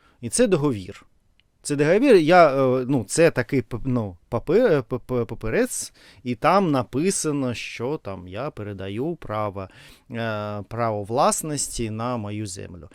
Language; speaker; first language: Ukrainian; non-native, learner; Russian